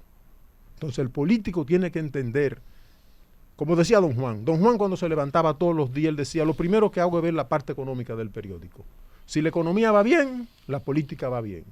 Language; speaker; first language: Spanish; native; Spanish